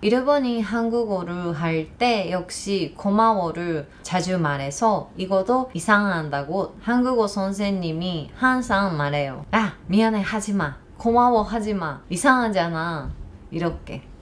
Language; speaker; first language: Korean; non-native, learner; Japanese